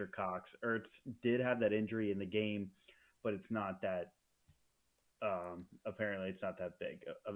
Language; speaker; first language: English; native; English